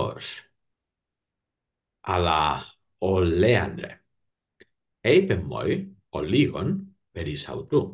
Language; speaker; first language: Greek; non-native, learner; Spanish